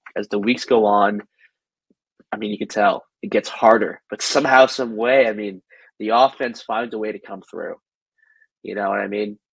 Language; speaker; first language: English; native; English